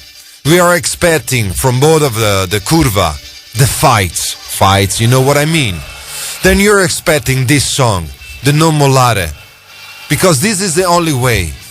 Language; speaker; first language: English; non-native, fluent; Italian